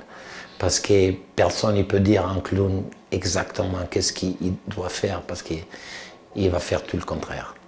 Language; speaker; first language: French; non-native, fluent; Italian